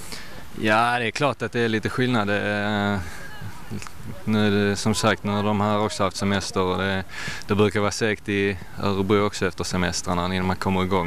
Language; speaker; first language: Swedish; native; Swedish